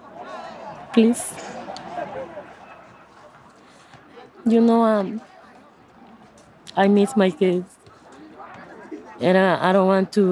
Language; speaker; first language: English; non-native, learner; Spanish